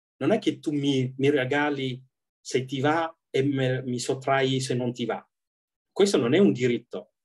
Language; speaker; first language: Italian; non-native, fluent; Tigrinya